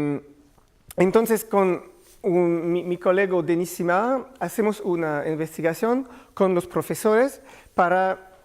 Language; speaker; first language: Spanish; non-native, learner; French